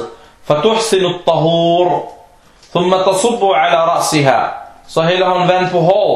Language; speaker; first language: Danish; non-native, fluent; Arabic